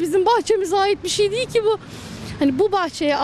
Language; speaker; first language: Turkish; native; Turkish